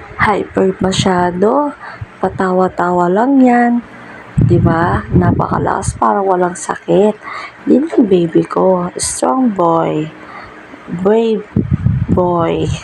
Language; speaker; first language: Filipino; non-native, local second language; Pampanga